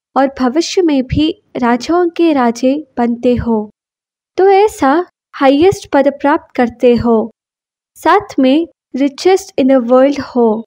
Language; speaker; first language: Hindi; non-native, local second language; Kannada